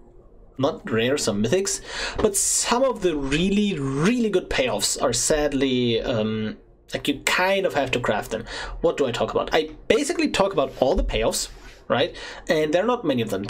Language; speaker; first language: English; non-native, fluent; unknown